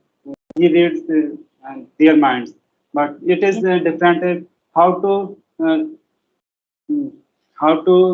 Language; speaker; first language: English; non-native, learner; Hindi